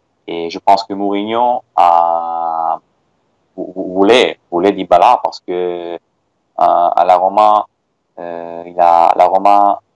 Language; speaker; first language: French; non-native, fluent; Italian